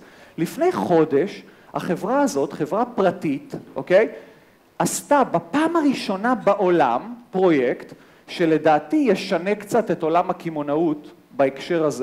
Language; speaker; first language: Hebrew; native; Hebrew